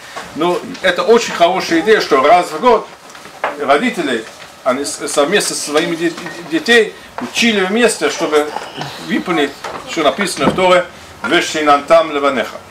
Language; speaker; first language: Russian; non-native, fluent; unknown